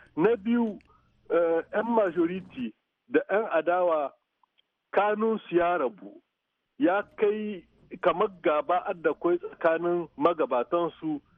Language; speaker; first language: Hausa; native; Hausa